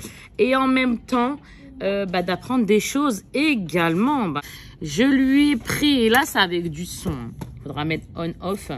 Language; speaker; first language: French; native; French